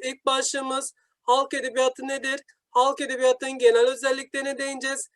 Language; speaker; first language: Turkish; native; Turkish